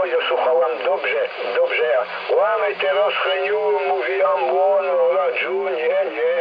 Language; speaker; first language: Polish; non-native, learner; French